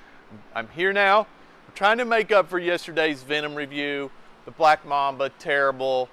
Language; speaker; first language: English; native; English